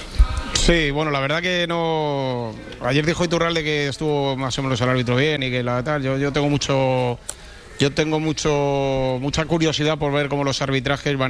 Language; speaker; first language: Spanish; native; Spanish